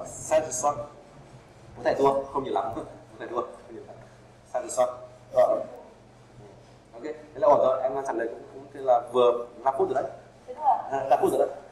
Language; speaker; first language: Chinese; non-native, fluent; Vietnamese